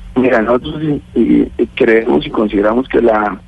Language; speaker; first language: Spanish; native; Spanish